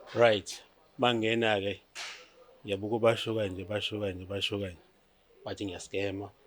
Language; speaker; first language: Zulu; native; Zulu